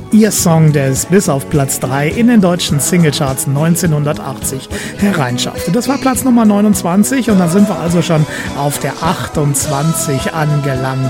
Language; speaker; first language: German; native; German